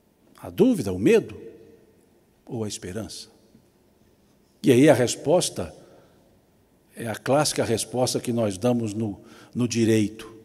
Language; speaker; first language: Portuguese; native; Portuguese